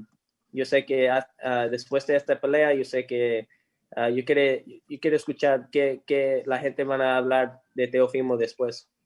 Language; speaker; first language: Spanish; early bilingual, heritage; English